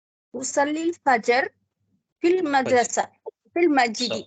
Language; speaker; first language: Arabic; non-native, learner; Tamil